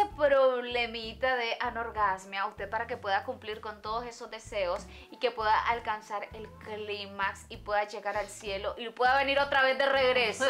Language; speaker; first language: Spanish; native; Spanish